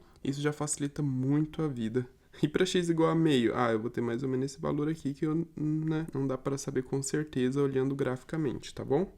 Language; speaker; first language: Portuguese; native; Portuguese